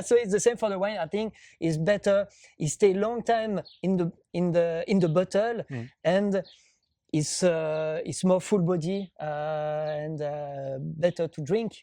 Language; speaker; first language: English; non-native, learner; French